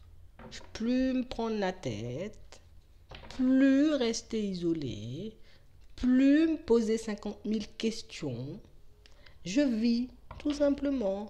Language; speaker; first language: French; native; French